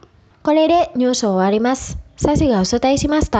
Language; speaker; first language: Japanese; non-native, fluent; Indonesian